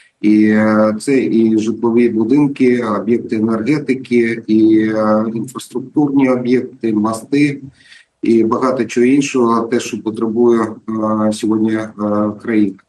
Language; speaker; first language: Ukrainian; native; Ukrainian